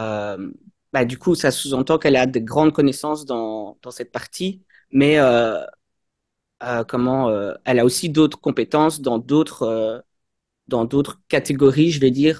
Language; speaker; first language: French; native; French